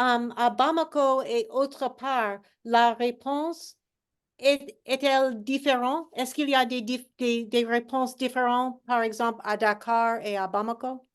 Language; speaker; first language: French; non-native, fluent; English